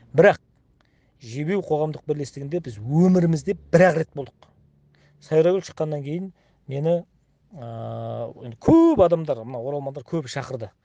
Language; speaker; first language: Kazakh; native; Kazakh